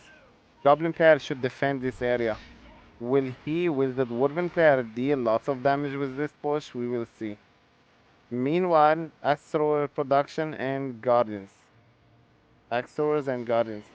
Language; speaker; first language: English; non-native, fluent; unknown